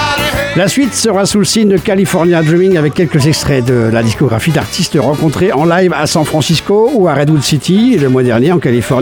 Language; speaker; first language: French; native; French